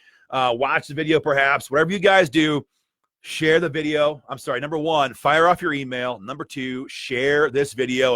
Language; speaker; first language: English; native; English